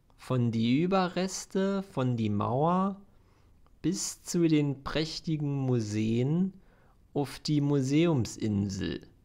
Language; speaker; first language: German; native; German